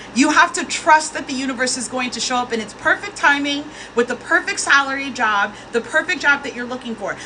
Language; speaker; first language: English; native; English